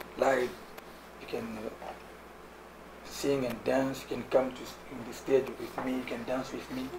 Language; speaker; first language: English; non-native, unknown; Lingala